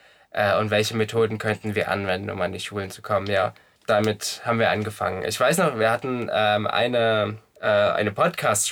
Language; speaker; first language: German; native; German